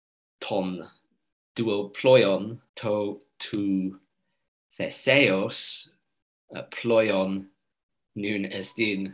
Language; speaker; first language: Greek; non-native, fluent; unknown